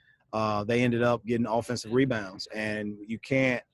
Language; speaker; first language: English; native; English